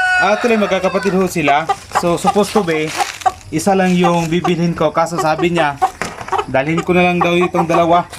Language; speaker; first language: Filipino; non-native, local second language; Cebuano